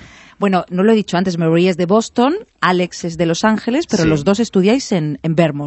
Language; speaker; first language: Spanish; native; Spanish